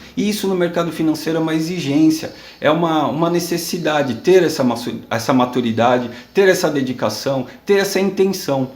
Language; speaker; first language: Portuguese; native; Portuguese